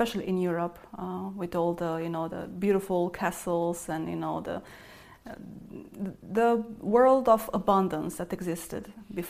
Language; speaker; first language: English; non-native, fluent; Romanian